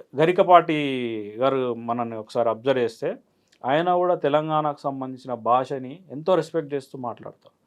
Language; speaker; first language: Telugu; native; Telugu